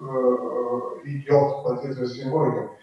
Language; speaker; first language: Russian; non-native, learner; Bulgarian